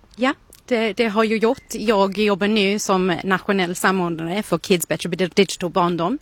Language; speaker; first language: Swedish; non-native, fluent; English